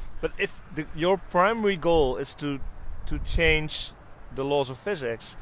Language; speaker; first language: English; non-native, fluent; Dutch